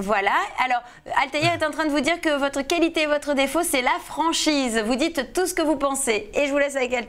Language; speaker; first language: French; native; French